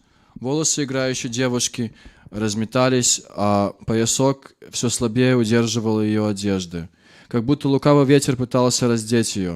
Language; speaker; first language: Russian; native; Russian